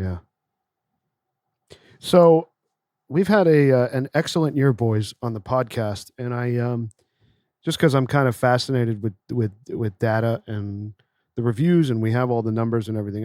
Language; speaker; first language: English; native; English